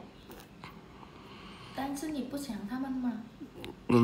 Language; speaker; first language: Chinese; non-native, learner; Vietnamese